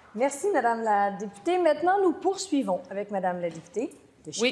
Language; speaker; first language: French; native; French